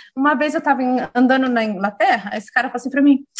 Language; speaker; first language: Portuguese; native; Portuguese